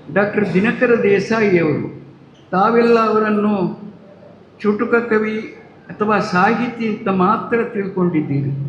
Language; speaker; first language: Kannada; non-native, local second language; Tulu